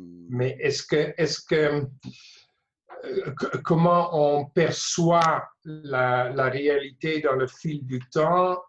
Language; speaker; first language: French; non-native, fluent; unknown